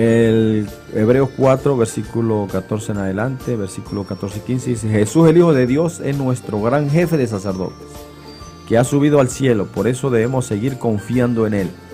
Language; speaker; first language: Spanish; native; Spanish